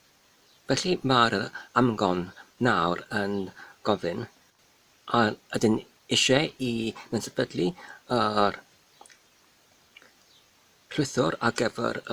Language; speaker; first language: Welsh; non-native, learner; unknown